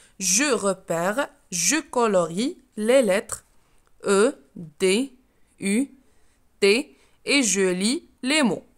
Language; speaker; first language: French; non-native, local second language; Arabic